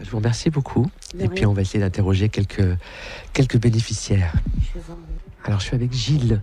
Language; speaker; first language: French; native; French